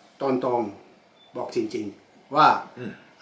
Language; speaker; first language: Thai; non-native, fluent; Japanese